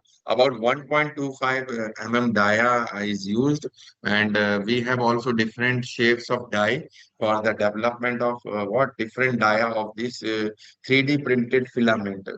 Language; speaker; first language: English; non-native, local second language; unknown